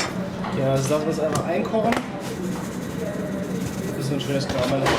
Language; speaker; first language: German; native; German